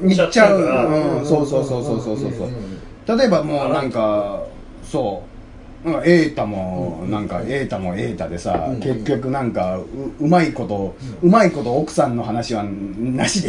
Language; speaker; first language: Japanese; native; Japanese